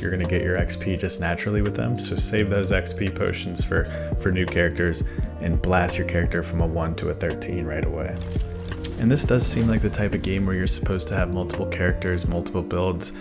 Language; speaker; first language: English; native; English